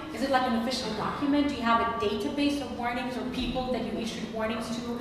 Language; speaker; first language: English; non-native, fluent; Ukrainian